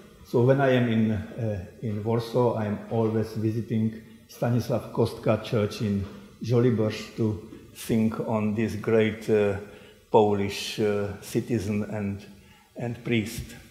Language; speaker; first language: English; non-native, fluent; Czech